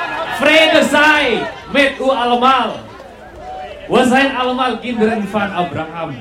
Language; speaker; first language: Dutch; non-native, fluent; Indonesian